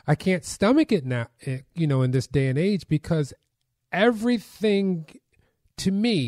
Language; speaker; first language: English; native; English